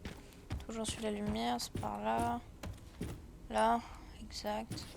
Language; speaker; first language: French; native; French